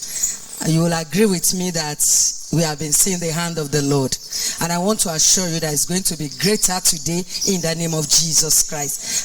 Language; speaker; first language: English; non-native, local second language; Yoruba